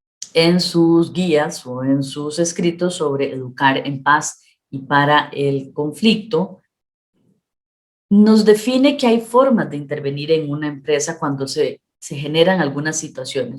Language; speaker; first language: Spanish; native; Spanish